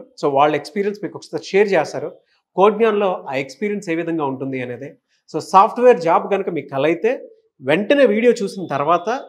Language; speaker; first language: Telugu; native; Telugu